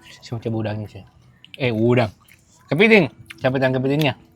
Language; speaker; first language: Malay; native; Malay